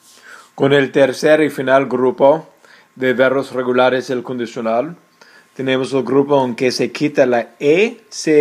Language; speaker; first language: Spanish; non-native, fluent; English